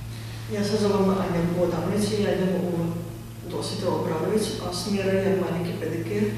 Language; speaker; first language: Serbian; non-native, local second language; Hungarian